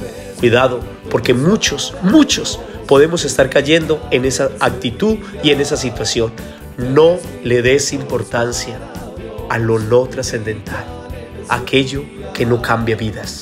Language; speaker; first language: Spanish; native; Spanish